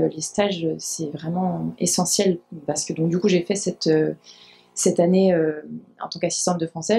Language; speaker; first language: French; native; French